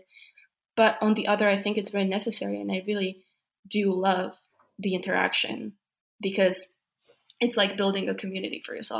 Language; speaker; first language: English; non-native, fluent; Slovak